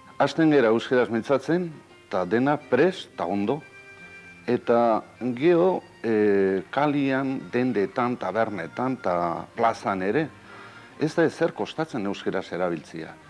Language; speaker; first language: Basque; native; Basque